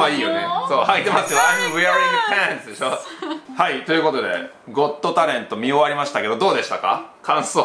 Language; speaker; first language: Japanese; native; Japanese